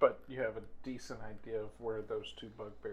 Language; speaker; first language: English; native; English